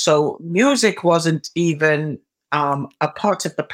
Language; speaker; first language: English; native; English